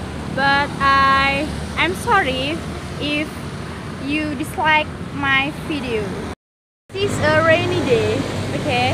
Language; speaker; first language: English; non-native, learner; Indonesian